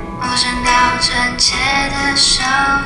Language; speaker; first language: Chinese; native; Chinese